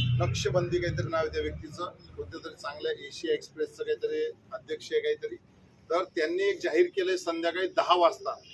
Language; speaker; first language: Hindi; non-native, local second language; Urdu